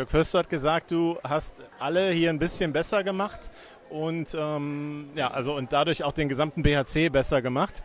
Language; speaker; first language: German; native; German